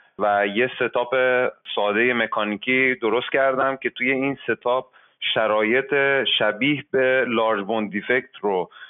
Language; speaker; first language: Persian; native; Persian